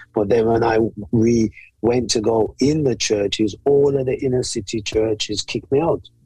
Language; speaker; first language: English; native; English